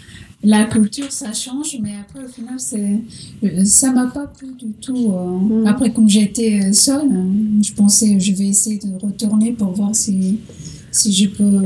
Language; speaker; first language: French; non-native, learner; Portuguese